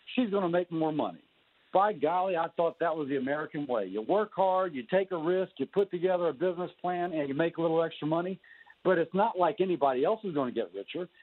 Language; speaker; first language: English; native; English